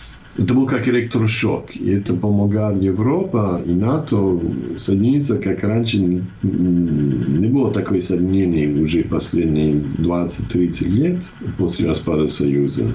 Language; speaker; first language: Russian; non-native, fluent; English